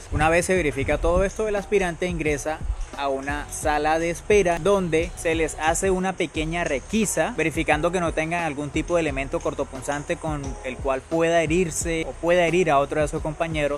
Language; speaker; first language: Spanish; native; Spanish